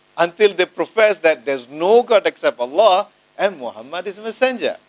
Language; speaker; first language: English; non-native, local second language; Malay